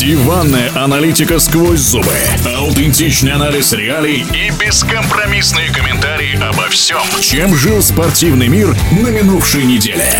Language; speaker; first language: Russian; native; Russian